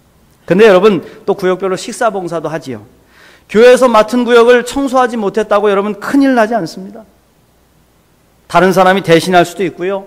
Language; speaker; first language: Korean; native; Korean